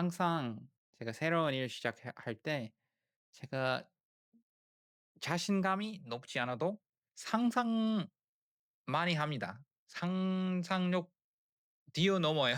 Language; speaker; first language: Korean; non-native, learner; English